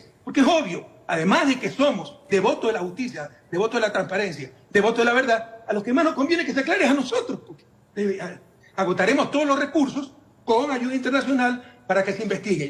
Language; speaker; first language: Spanish; native; Spanish